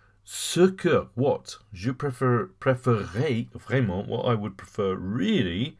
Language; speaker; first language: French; non-native, fluent; English